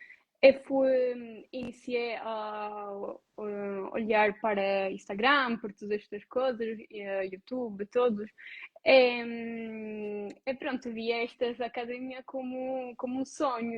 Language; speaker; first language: Portuguese; non-native, learner; Italian